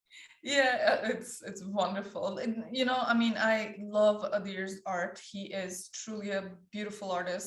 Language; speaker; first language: English; early bilingual, other home language; Persian